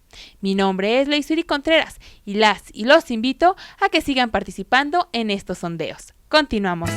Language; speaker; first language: Spanish; native; Spanish